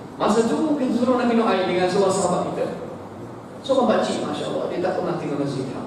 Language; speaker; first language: Malay; non-native, fluent; Arabic